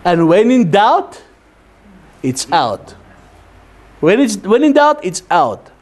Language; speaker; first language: English; non-native, local second language; Afrikaans